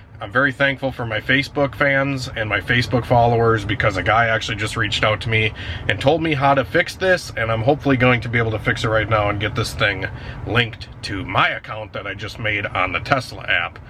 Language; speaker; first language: English; native; English